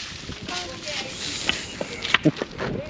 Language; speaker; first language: French; native; French